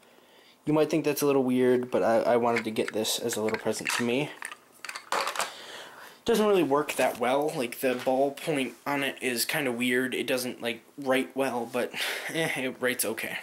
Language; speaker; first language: English; native; English